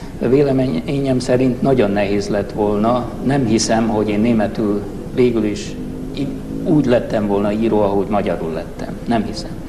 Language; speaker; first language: Hungarian; non-native, local second language; German